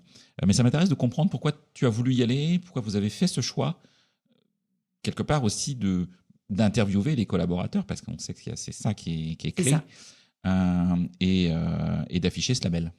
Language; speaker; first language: French; native; French